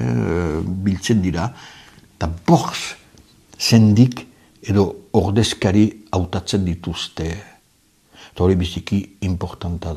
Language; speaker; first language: Basque; native; Basque